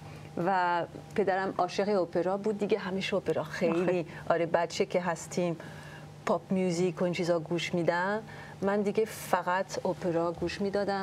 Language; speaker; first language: Persian; early bilingual, heritage; French